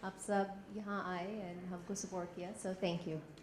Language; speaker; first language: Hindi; non-native, learner; English